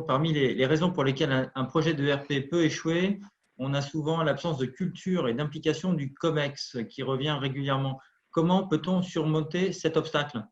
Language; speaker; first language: French; native; French